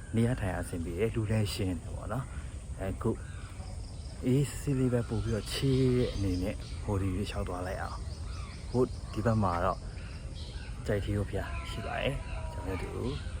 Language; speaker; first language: Burmese; native; Burmese